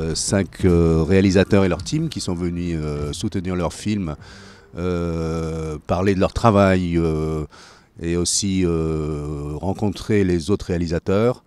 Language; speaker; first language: French; native; French